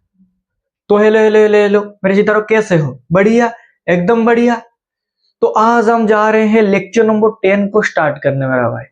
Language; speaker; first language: Hindi; non-native, local second language; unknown